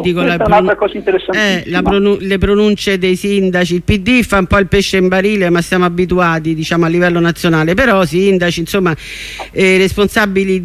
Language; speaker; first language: Italian; native; Italian